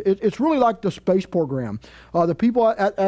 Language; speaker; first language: English; native; English